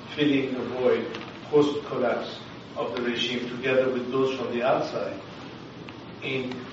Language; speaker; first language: English; non-native, fluent; Persian